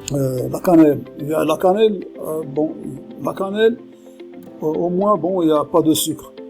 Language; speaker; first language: French; non-native, local second language; Arabic